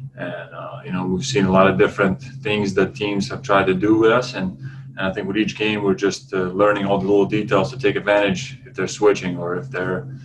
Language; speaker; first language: English; non-native, fluent; Latvian